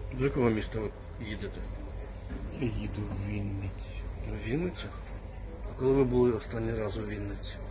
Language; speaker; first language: Ukrainian; non-native, local second language; Russian